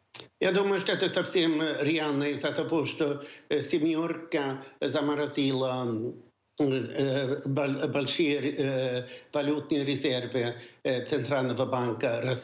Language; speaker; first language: Russian; non-native, fluent; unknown